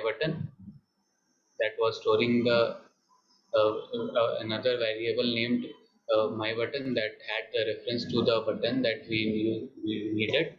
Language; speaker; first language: English; non-native, fluent; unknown